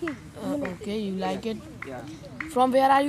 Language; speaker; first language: English; non-native, learner; Hindi